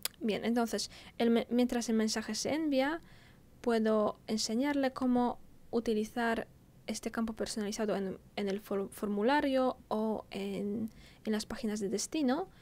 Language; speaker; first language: Spanish; non-native, fluent; Polish